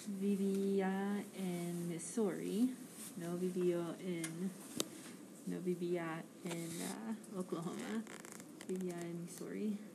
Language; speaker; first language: Spanish; non-native, learner; English